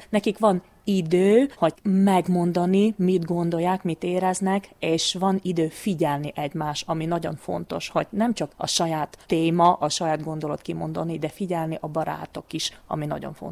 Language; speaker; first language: Hungarian; non-native, local second language; Ukrainian